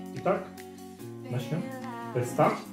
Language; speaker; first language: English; non-native, fluent; Russian